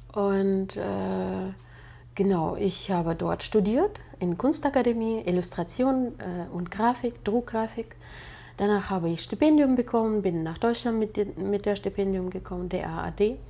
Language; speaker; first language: German; non-native, fluent; Russian